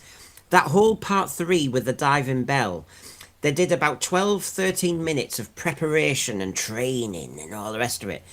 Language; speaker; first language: English; native; English